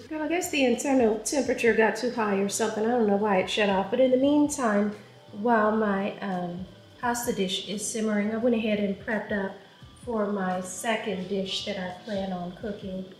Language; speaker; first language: English; native; English